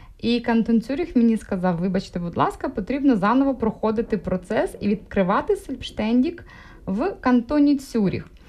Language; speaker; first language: Ukrainian; non-native, local second language; Russian